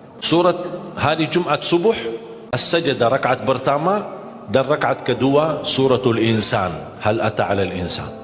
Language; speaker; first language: Malay; non-native, fluent; Arabic